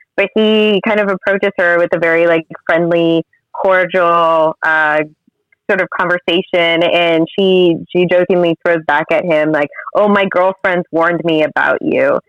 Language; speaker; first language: English; native; English